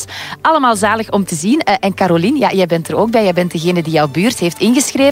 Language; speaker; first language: Dutch; native; Dutch